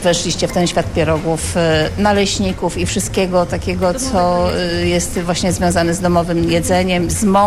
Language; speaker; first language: Polish; native; Polish